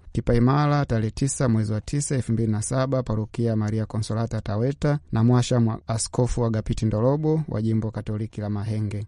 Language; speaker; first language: Swahili; native; Swahili